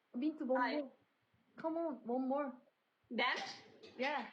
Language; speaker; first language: English; non-native, learner; Korean